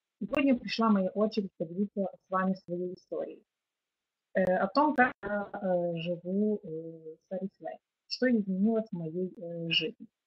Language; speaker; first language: Russian; non-native, local second language; Ukrainian